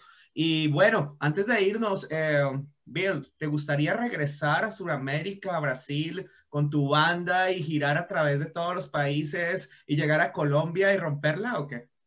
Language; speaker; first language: Spanish; native; Spanish